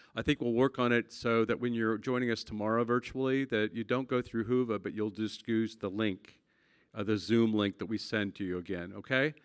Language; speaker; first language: English; native; English